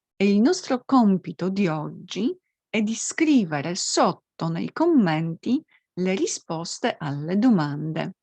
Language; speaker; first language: Italian; non-native, fluent; Polish